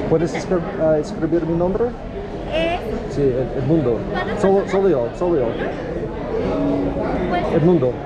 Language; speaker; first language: Spanish; non-native, learner; English